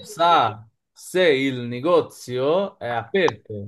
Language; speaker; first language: Italian; non-native, learner; Bangla